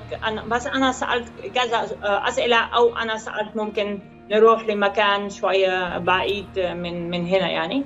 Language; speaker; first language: Arabic; non-native, fluent; Dutch